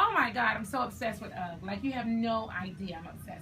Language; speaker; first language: English; native; English